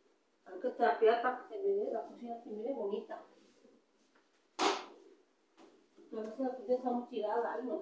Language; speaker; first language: Spanish; native; Spanish